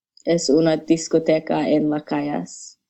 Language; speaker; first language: Spanish; non-native, learner; English